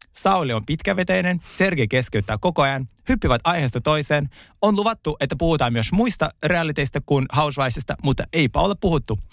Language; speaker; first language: Finnish; non-native, fluent; Russian